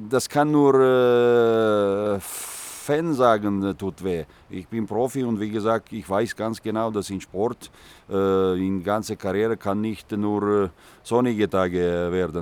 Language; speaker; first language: German; non-native, fluent; Russian